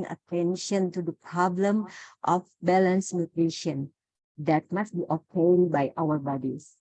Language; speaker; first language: English; non-native, learner; Indonesian